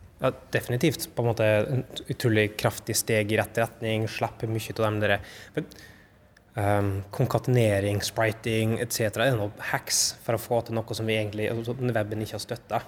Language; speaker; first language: Norwegian; native; Norwegian